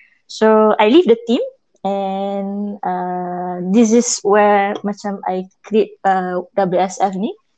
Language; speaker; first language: English; non-native, local second language; Malay